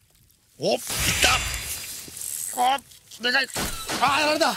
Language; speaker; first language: Japanese; native; Japanese